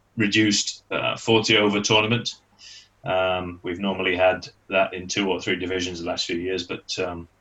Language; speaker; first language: English; native; English